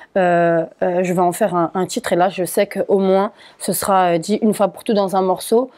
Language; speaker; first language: French; native; French